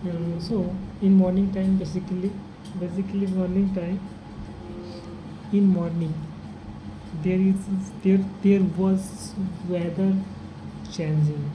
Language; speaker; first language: English; non-native, learner; Hindi